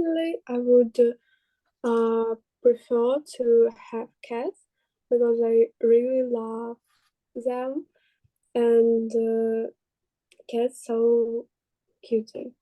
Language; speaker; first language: English; non-native, learner; Russian